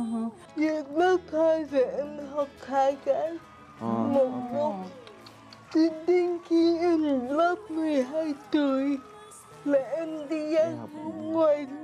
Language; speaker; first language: Vietnamese; early bilingual, heritage; Vietnamese